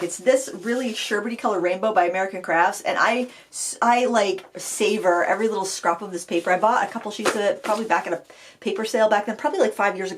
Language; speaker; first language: English; native; English